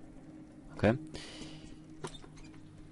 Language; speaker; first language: German; native; German